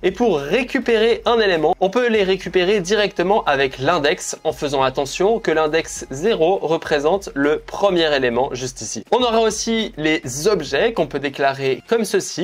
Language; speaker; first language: French; native; French